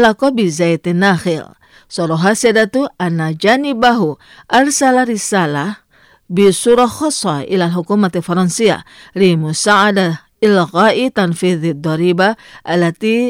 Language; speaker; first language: Arabic; non-native, fluent; Indonesian